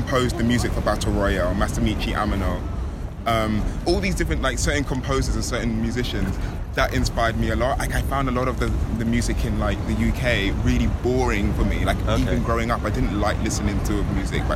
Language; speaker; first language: English; native; English